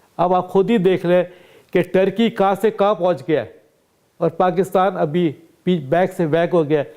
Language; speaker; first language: Urdu; native; Urdu